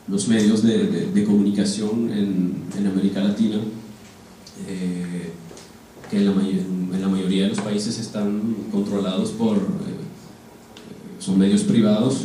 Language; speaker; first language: Spanish; non-native, fluent; French